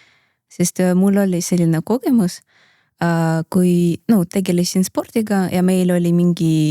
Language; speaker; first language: Estonian; non-native, local second language; Russian